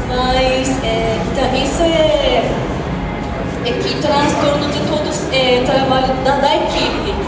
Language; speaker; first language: Portuguese; non-native, fluent; Japanese